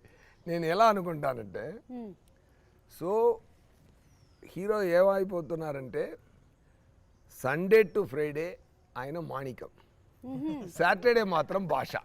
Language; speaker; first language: Telugu; non-native, fluent; Tamil